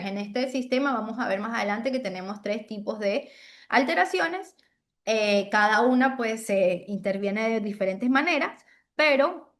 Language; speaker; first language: Spanish; native; Spanish